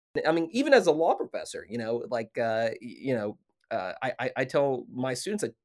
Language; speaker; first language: English; native; English